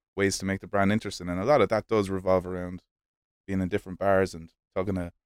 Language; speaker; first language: English; native; English